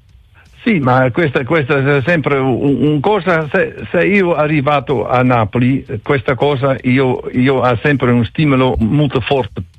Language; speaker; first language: Italian; non-native, learner; Dutch